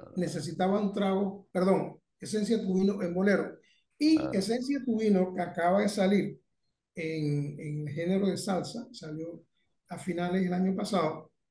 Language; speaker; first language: Spanish; native; Spanish